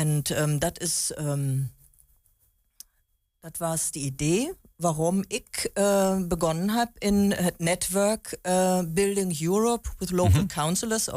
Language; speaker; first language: Dutch; non-native, learner; German